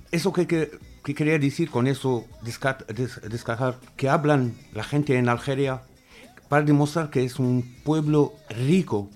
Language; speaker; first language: Spanish; non-native, fluent; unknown